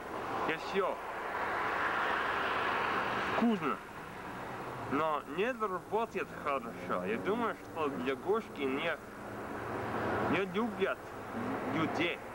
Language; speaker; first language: Russian; non-native, learner; English